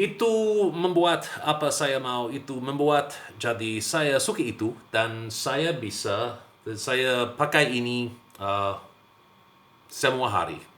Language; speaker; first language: Indonesian; non-native, learner; English